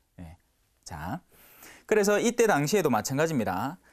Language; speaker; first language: Korean; native; Korean